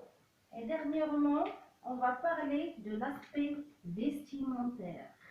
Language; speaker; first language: French; non-native, local second language; Arabic